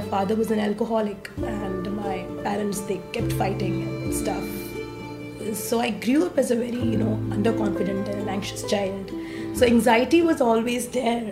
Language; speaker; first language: English; non-native, local second language; Hindi